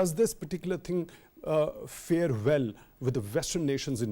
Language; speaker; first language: English; non-native, local second language; Urdu